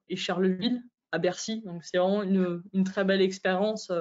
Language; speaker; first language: French; native; French